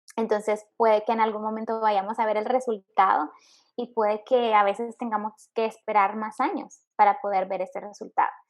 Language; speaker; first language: Spanish; native; Spanish